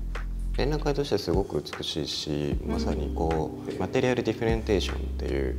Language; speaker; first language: Japanese; native; Japanese